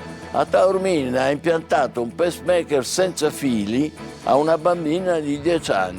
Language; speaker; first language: Italian; native; Italian